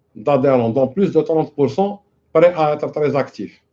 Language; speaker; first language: French; non-native, local second language; Arabic